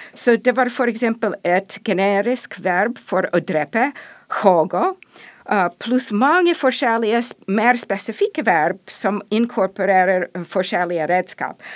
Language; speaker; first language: Norwegian; non-native, fluent; English